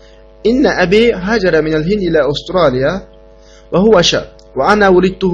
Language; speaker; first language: Arabic; non-native, fluent; Uyghur